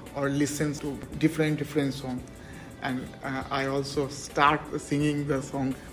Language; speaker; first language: English; non-native, local second language; Bangla